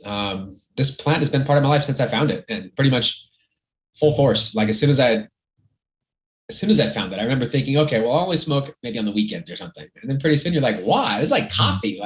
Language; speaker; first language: English; native; English